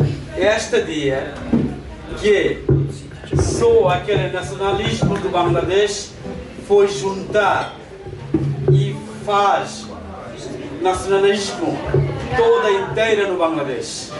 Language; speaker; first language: Portuguese; non-native, learner; Bangla